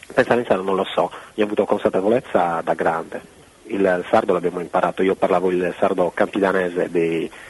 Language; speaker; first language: Italian; native; Italian